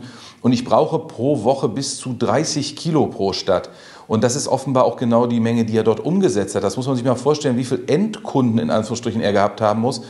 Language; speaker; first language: German; native; German